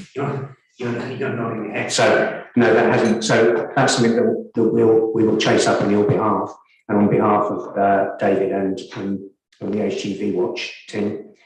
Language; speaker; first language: English; native; English